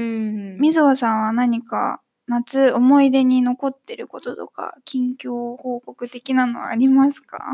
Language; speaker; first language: Japanese; native; Japanese